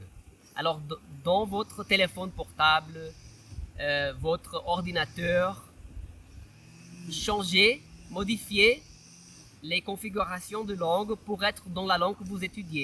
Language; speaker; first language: French; non-native, fluent; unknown